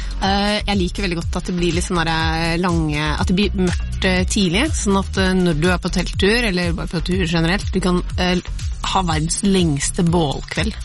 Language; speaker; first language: Norwegian; native; Norwegian